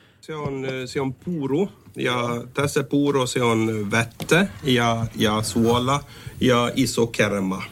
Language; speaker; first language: Finnish; non-native, learner; Swedish